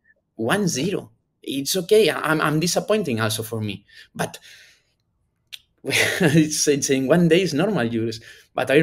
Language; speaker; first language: English; non-native, learner; Spanish